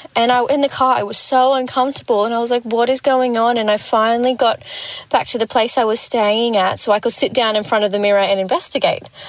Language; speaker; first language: English; native; English